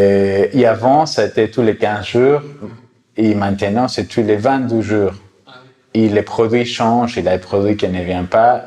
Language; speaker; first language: French; non-native, fluent; Spanish